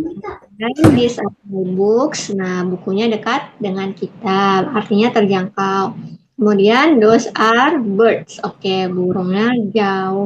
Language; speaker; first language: Indonesian; native; Indonesian